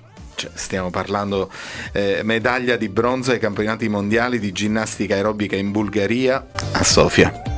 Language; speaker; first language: Italian; native; Italian